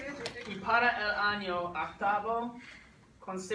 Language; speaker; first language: Spanish; non-native, learner; English